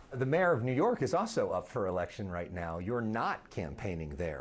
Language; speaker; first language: English; native; English